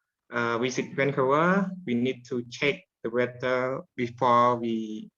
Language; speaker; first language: English; non-native, learner; Khmer